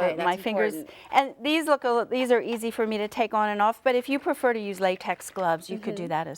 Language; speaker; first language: English; native; English